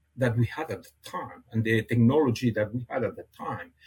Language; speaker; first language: English; non-native, fluent; Catalan